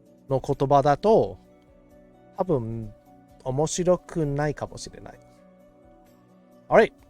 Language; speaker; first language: Japanese; non-native, learner; English